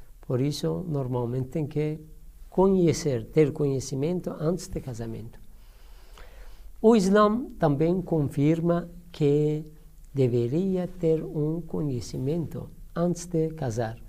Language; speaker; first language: Portuguese; non-native, learner; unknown